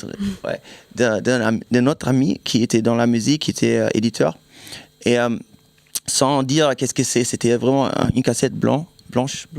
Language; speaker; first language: French; non-native, fluent; German